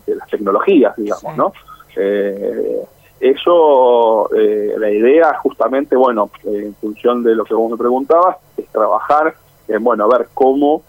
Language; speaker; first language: Spanish; native; Spanish